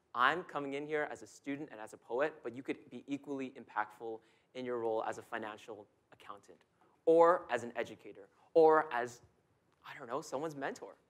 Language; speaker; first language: English; native; English